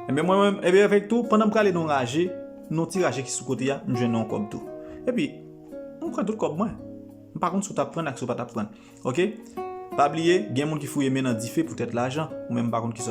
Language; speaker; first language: French; non-native, local second language; Haitian Creole